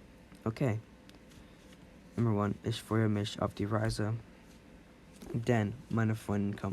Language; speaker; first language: German; non-native, learner; English